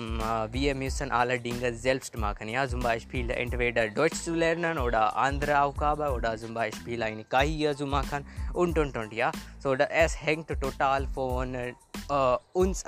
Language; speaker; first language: German; non-native, learner; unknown